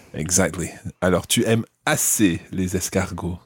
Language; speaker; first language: French; non-native, fluent; English